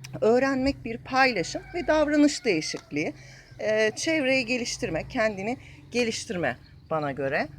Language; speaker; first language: Turkish; native; Turkish